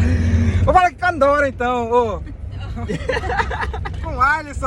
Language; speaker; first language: Portuguese; native; Portuguese